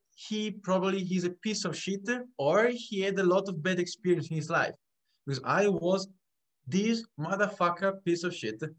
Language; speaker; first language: English; non-native, fluent; Italian